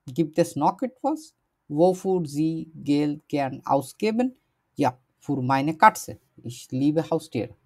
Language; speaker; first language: German; non-native, learner; Bangla